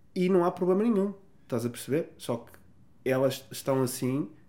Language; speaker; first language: Portuguese; native; Portuguese